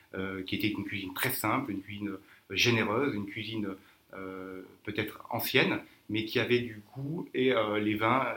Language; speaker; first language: French; native; French